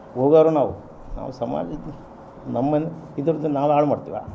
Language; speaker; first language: Kannada; non-native, local second language; Urdu